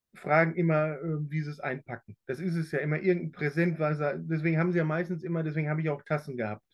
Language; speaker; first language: German; native; German